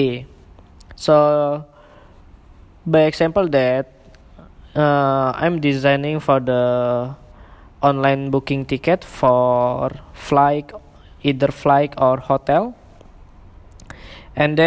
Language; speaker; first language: English; non-native, learner; Indonesian